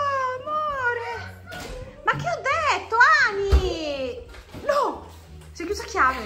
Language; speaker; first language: Italian; native; Italian